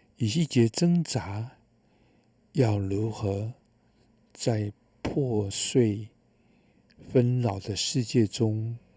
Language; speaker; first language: Chinese; native; Chinese